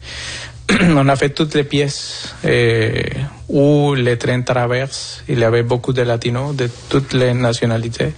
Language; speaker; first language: French; non-native, fluent; Spanish